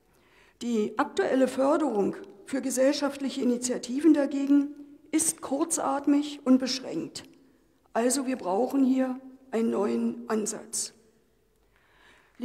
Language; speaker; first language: German; native; German